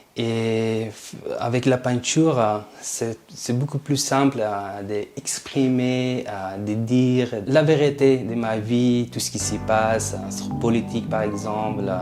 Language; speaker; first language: French; non-native, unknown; Persian